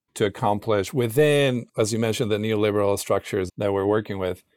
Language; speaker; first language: English; non-native, fluent; Spanish